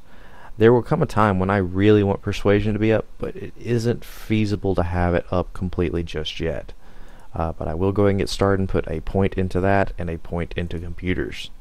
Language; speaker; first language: English; native; English